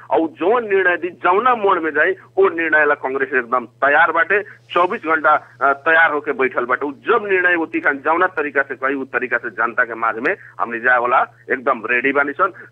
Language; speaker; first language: Bhojpuri; native; Bhojpuri